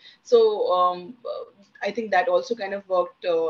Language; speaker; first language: English; non-native, local second language; Hindi